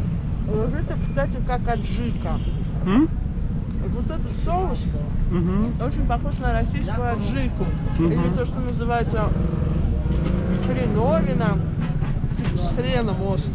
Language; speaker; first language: Russian; native; Russian